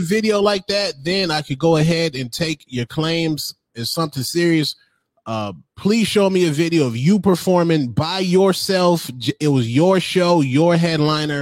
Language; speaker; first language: English; native; English